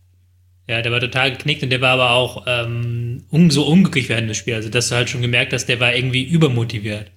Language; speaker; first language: German; native; German